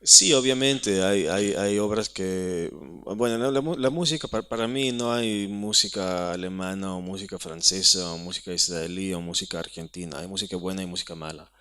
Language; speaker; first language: Spanish; non-native, fluent; Hebrew